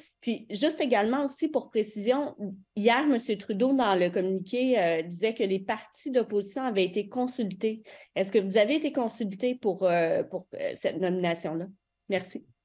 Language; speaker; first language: French; native; French